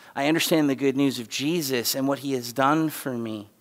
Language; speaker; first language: English; native; English